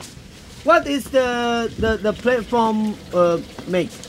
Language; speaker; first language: English; non-native, learner; Chinese